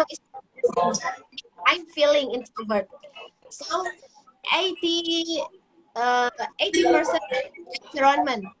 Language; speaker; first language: English; non-native, learner; Indonesian